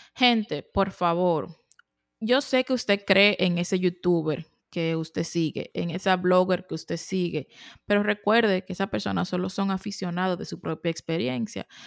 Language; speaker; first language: Spanish; native; Spanish